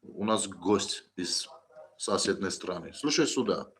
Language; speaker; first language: Russian; non-native, local second language; Armenian